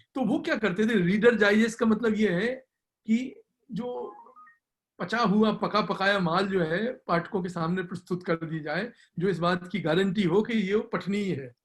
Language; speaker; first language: Hindi; native; Hindi